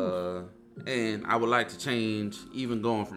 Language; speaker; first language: English; native; English